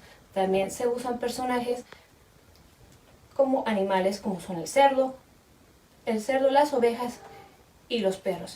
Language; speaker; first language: Spanish; native; Spanish